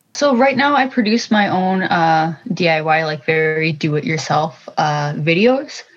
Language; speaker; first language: English; native; English